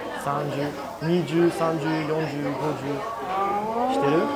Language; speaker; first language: Japanese; non-native, fluent; French